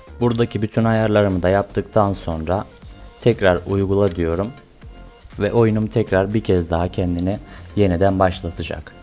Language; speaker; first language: Turkish; native; Turkish